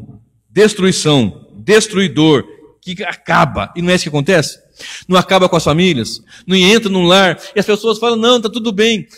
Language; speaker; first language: Portuguese; native; Portuguese